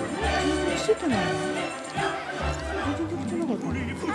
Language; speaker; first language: Japanese; native; Japanese